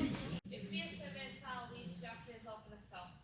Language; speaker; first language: Portuguese; native; Portuguese